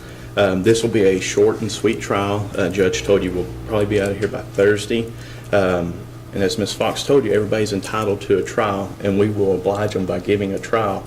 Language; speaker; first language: English; native; English